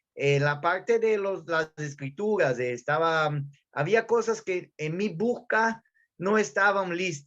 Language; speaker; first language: Spanish; non-native, fluent; Portuguese